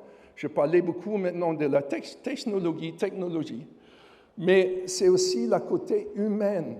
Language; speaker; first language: French; non-native, fluent; German